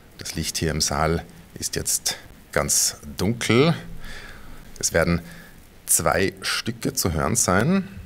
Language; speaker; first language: German; native; German